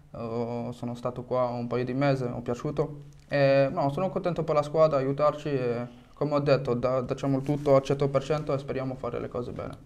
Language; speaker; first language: Italian; non-native, fluent; French